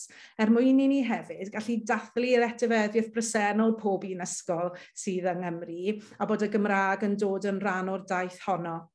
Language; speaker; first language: Welsh; native; Welsh